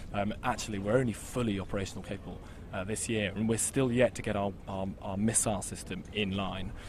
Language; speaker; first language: English; native; English